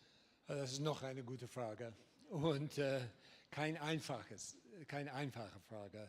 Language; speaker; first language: German; non-native, learner; English